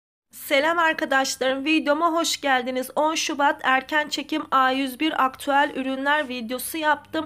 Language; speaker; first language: Turkish; native; Turkish